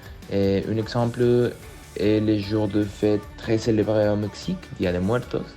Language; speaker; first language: French; non-native, learner; Spanish